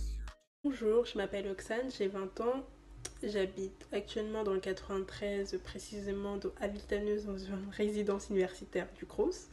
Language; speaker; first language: French; native; French